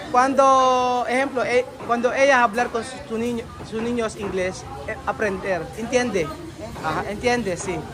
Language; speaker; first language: Spanish; non-native, learner; Filipino